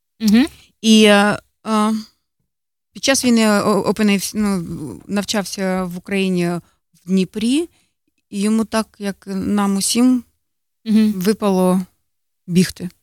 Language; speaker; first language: Ukrainian; native; Ukrainian